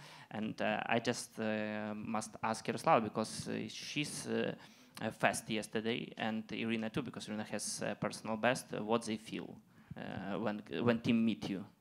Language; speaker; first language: English; non-native, learner; Ukrainian